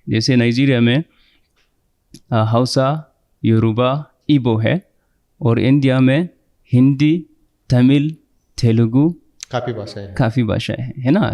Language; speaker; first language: Hindi; non-native, fluent; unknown